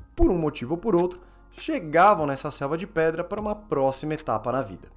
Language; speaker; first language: Portuguese; native; Portuguese